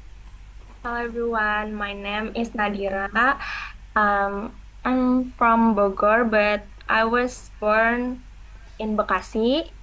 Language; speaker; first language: English; non-native, learner; Indonesian